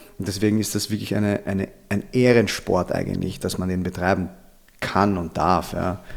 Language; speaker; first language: German; early bilingual, other home language; Filipino